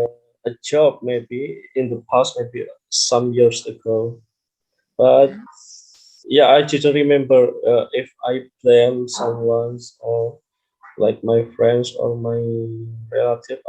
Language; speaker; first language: English; non-native, learner; Indonesian